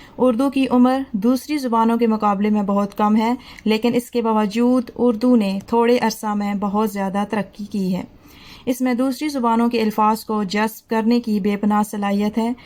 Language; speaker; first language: Urdu; non-native, local second language; Punjabi